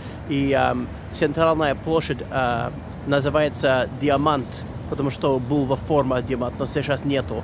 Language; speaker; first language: Russian; non-native, learner; English